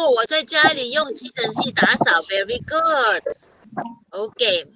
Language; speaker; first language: Chinese; non-native, fluent; Filipino